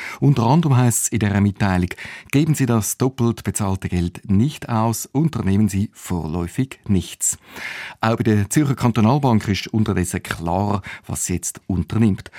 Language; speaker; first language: German; native; German